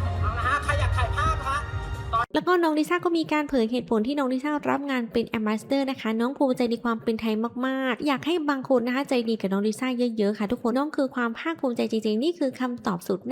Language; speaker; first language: Thai; native; Thai